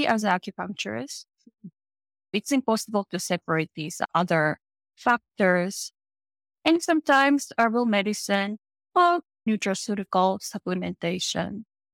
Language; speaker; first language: English; non-native, fluent; Japanese